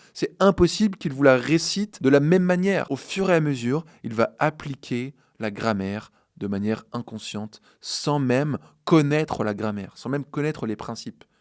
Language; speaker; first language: French; native; French